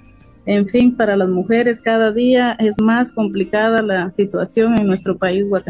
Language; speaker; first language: Spanish; native; Spanish